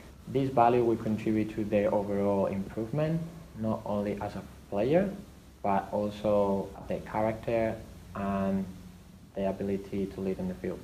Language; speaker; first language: English; non-native, fluent; Spanish